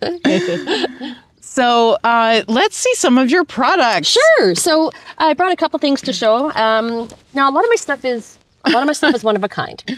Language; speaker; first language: English; native; English